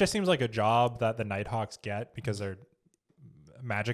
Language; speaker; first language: English; native; English